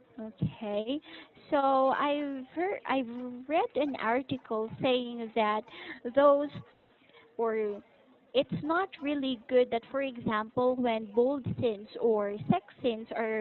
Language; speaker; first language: English; non-native, local second language; Filipino